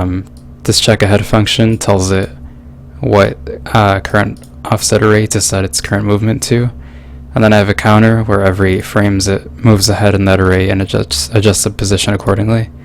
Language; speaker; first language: English; native; English